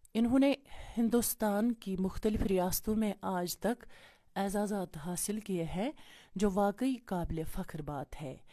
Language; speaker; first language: Urdu; non-native, local second language; Kashmiri